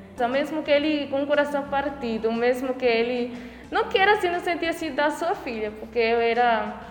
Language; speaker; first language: Portuguese; non-native, fluent; Spanish